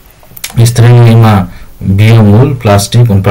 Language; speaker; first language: German; non-native, learner; Bangla